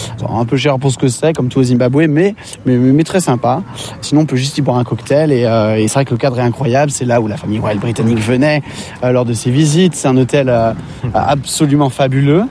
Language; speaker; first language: French; native; French